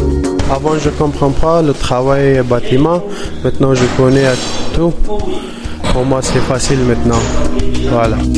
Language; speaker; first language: French; non-native, learner; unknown